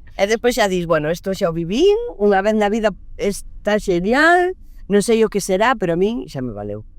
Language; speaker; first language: Galician; non-native, local second language; Spanish